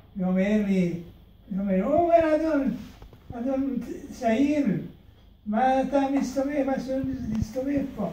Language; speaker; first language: Hebrew; early bilingual, other home language; Hungarian